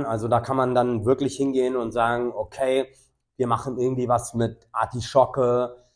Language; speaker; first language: German; native; German